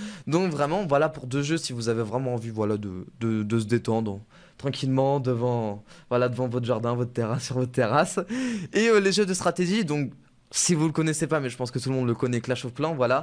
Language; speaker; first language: French; native; French